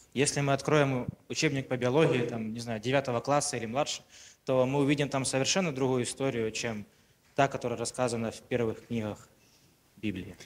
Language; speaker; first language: Ukrainian; non-native, local second language; Russian